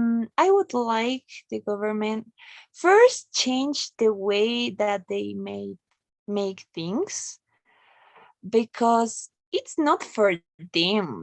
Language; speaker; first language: English; non-native, learner; Spanish